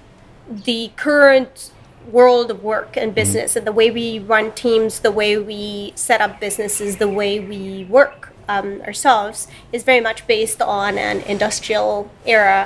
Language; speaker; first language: English; non-native, fluent; Romanian